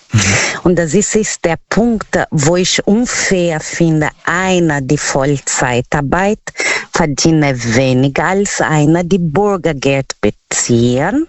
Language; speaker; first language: German; non-native, fluent; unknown